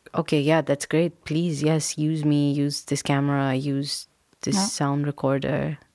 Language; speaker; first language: English; non-native, local second language; Urdu